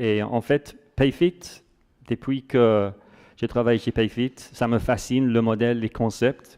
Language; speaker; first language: French; non-native, fluent; English